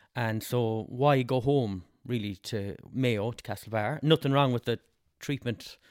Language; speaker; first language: English; native; English